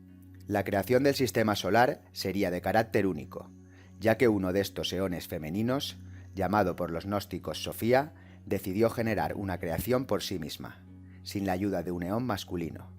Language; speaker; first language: Spanish; native; Spanish